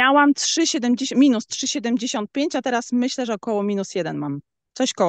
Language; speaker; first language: Polish; native; Polish